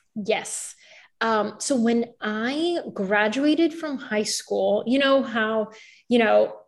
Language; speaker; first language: English; early bilingual, other home language; Bulgarian